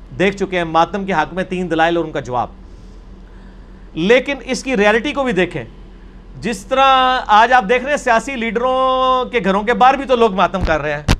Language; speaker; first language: Urdu; non-native, local second language; Punjabi